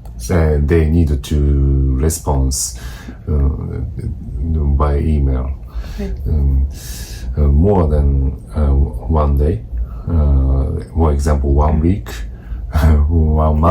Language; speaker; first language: English; non-native, learner; Japanese